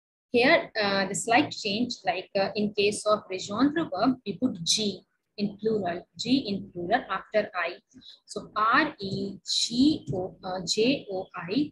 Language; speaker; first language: English; non-native, local second language; Hindi